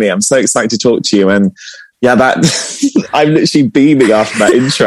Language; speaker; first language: English; native; English